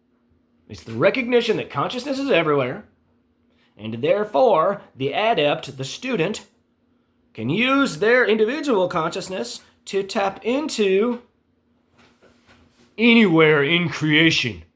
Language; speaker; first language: English; native; English